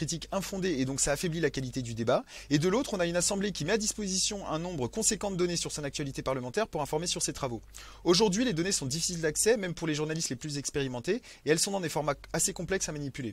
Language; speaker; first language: French; native; French